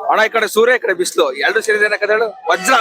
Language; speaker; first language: Kannada; native; Kannada